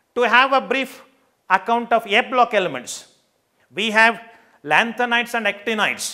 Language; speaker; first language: English; non-native, local second language; Kannada